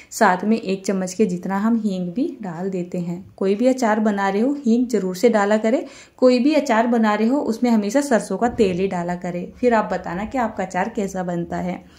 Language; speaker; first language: Hindi; native; Hindi